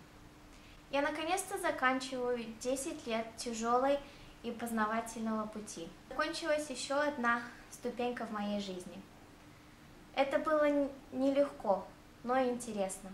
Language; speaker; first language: Russian; early bilingual, heritage; Russian